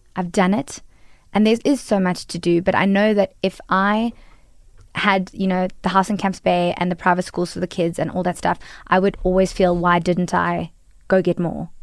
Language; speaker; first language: English; native; English